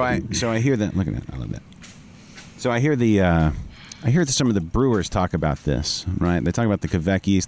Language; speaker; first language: English; native; English